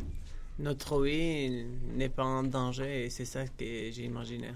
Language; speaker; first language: French; non-native, learner; Georgian